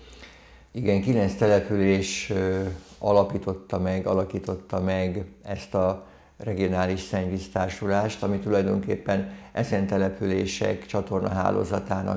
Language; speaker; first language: Hungarian; native; Hungarian